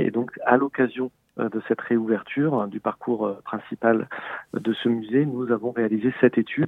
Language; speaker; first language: French; native; French